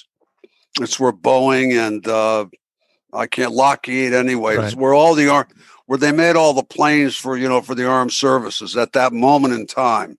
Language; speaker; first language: English; native; English